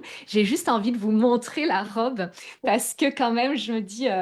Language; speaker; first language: French; native; French